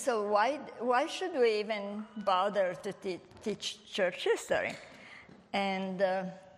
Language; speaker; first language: English; non-native, fluent; Italian